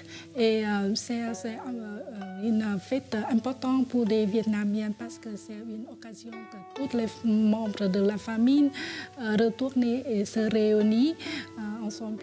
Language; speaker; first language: French; non-native, fluent; Vietnamese